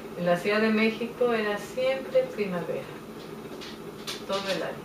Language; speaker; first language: Spanish; native; Spanish